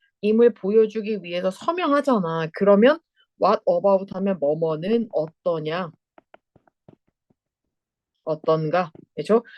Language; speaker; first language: Korean; native; Korean